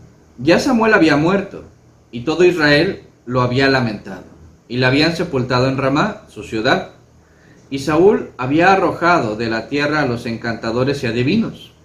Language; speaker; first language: Spanish; native; Spanish